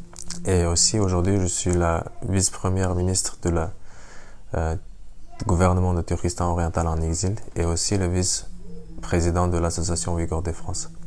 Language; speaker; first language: French; non-native, fluent; Uyghur